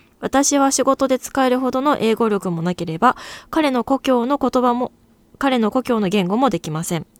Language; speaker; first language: Japanese; native; Japanese